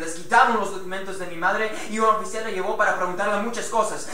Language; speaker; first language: Spanish; early bilingual, heritage; Spanish